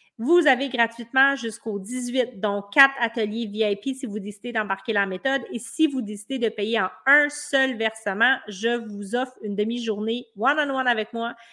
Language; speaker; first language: French; native; French